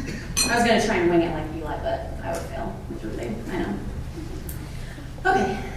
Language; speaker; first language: English; native; English